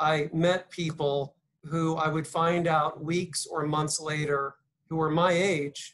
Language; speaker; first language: English; native; English